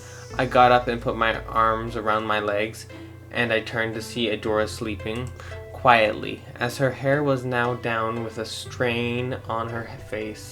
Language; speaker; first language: English; native; English